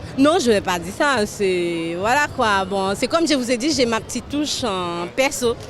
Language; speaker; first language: French; non-native, local second language; Haitian Creole